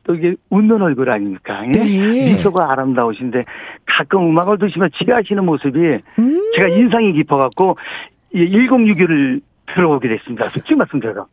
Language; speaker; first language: Korean; native; Korean